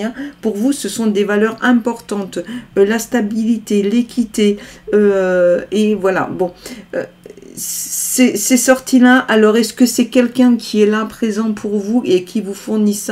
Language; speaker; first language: French; native; French